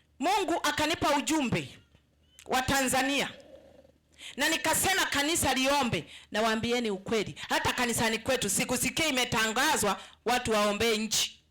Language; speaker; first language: Swahili; native; Swahili